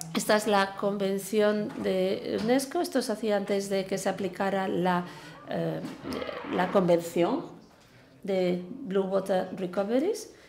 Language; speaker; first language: Spanish; non-native, fluent; English